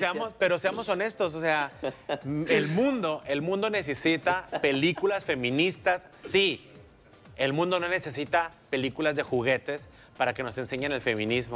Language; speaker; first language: Spanish; native; Spanish